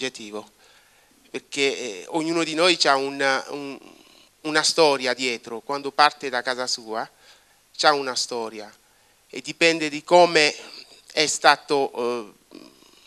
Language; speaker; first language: Italian; non-native, fluent; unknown